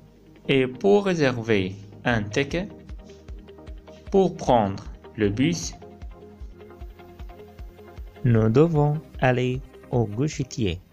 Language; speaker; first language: French; non-native, fluent; Arabic